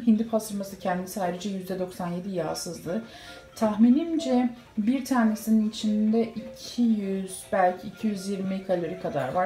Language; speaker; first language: Turkish; native; Turkish